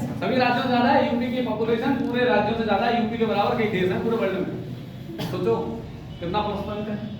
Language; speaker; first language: Hindi; native; Hindi